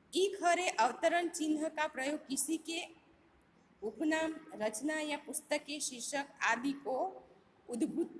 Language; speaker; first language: Hindi; non-native, local second language; Gujarati